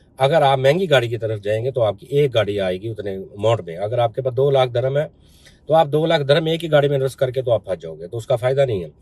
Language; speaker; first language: Urdu; non-native, local second language; Punjabi